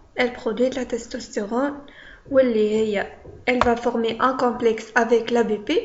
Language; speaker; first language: French; non-native, local second language; Arabic